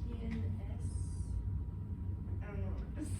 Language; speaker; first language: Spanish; non-native, learner; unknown